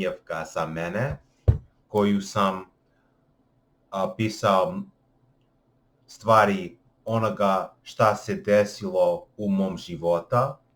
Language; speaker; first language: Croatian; non-native, learner; English